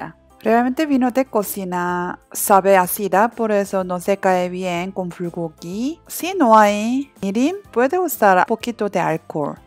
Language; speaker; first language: Spanish; non-native, learner; Korean